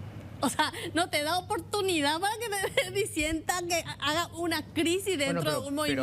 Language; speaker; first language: Spanish; native; Spanish